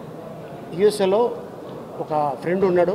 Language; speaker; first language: Telugu; native; Telugu